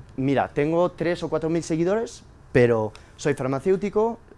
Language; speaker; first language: Spanish; early bilingual, heritage; French